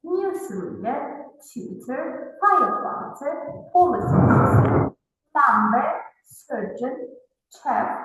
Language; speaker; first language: English; non-native, fluent; Kazakh